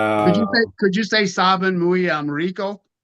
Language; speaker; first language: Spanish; non-native, learner; English